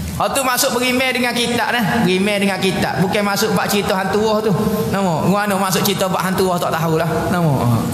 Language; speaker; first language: Malay; native; Malay